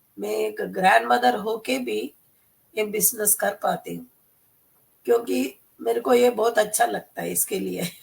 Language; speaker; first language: Hindi; non-native, local second language; Malayalam